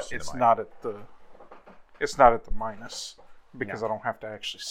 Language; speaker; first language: English; native; English